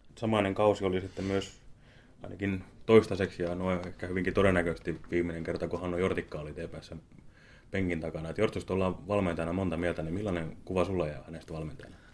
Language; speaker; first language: Finnish; native; Finnish